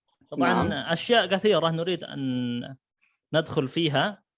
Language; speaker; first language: Arabic; non-native, fluent; Indonesian